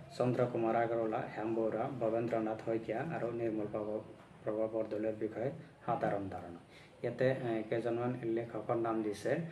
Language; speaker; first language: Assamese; non-native, local second language; Bangla